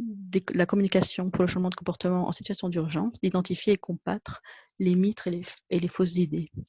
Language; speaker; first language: French; native; French